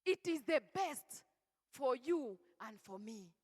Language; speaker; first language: English; non-native, local second language; Swahili